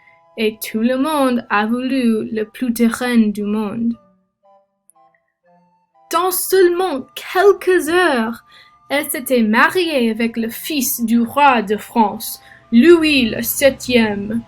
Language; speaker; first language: French; non-native, learner; English